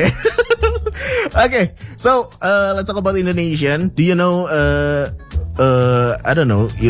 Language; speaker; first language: English; non-native, local second language; Indonesian